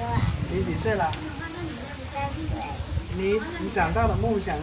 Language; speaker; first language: Chinese; native; Chinese